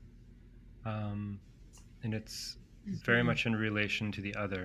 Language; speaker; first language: English; non-native, fluent; Greek